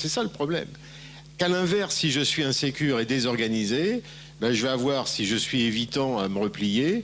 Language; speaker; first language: French; native; French